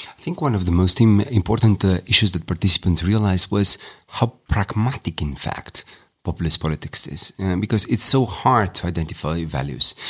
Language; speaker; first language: English; non-native, fluent; Romanian